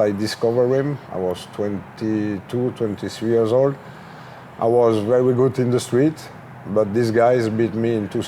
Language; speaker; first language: English; non-native, learner; French